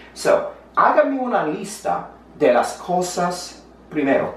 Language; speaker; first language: Spanish; non-native, fluent; English